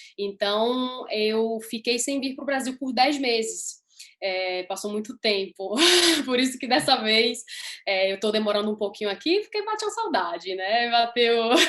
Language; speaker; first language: Portuguese; early bilingual, heritage; Portuguese